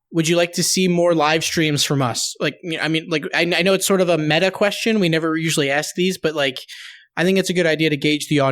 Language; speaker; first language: English; native; English